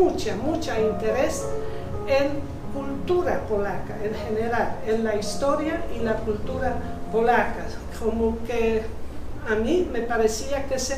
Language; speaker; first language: Spanish; non-native, fluent; Polish